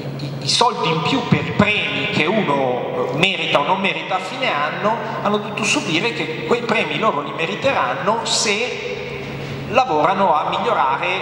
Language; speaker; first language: Italian; native; Italian